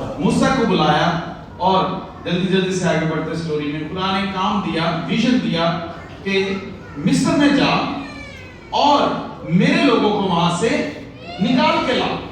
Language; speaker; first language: Urdu; non-native, local second language; Punjabi